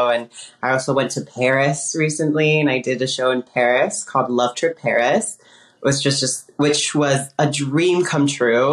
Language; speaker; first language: English; early bilingual, other home language; Spanish